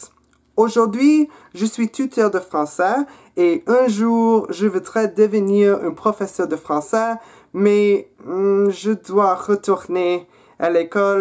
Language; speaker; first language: French; non-native, local second language; English